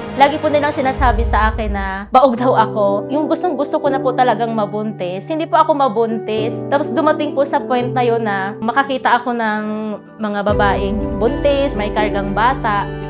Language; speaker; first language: Filipino; non-native, local second language; Cebuano